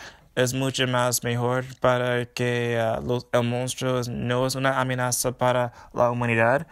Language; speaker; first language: Spanish; non-native, learner; English